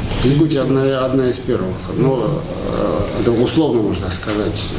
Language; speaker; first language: Russian; native; Russian